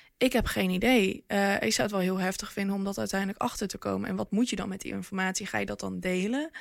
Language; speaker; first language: Dutch; early bilingual, other home language; Bosnian